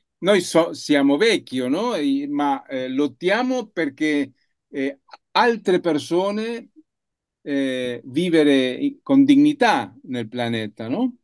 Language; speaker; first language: Italian; non-native, learner; Spanish